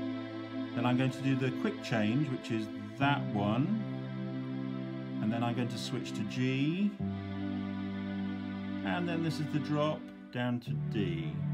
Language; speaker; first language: English; native; English